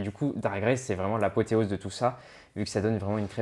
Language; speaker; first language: French; native; French